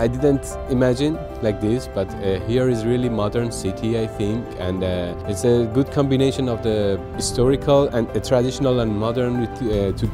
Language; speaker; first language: English; non-native, learner; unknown